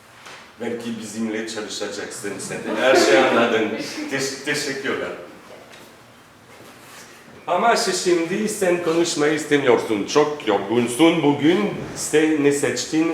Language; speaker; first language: Turkish; non-native, fluent; French